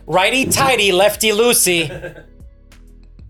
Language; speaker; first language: English; non-native, fluent; French